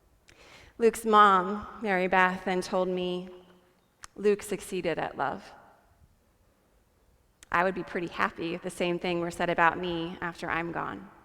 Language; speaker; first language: English; native; English